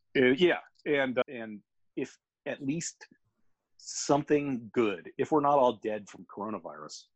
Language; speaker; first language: English; native; English